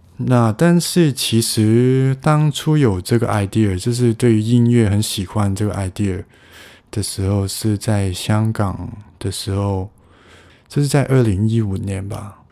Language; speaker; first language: Chinese; non-native, local second language; Cantonese